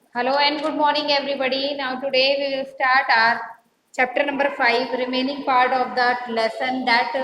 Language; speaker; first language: English; non-native, local second language; Hindi